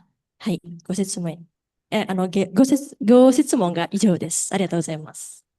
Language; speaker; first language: Japanese; non-native, learner; Indonesian